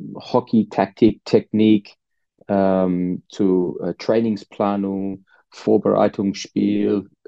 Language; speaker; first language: German; non-native, fluent; English